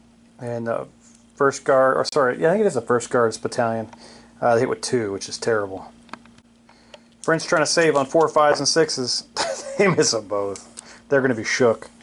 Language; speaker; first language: English; native; English